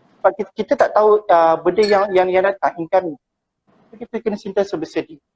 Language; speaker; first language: Malay; native; Malay